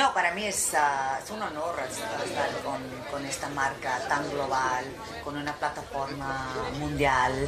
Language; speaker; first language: Spanish; early bilingual, heritage; English